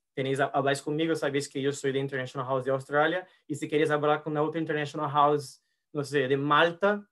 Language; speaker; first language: Spanish; non-native, learner; Portuguese